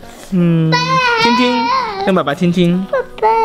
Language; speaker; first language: Chinese; native; Chinese